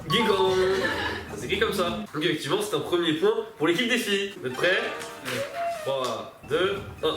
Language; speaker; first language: French; native; French